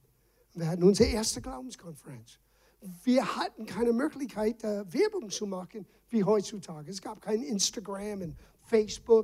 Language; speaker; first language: German; non-native, fluent; English